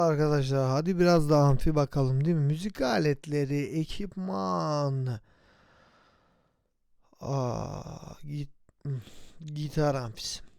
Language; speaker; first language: Turkish; native; Turkish